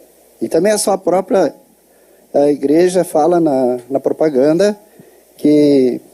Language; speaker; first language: Portuguese; native; Portuguese